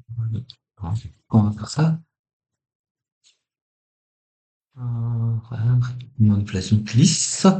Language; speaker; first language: French; native; French